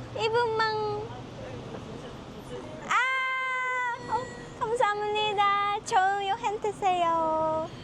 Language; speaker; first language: Korean; non-native, learner; Japanese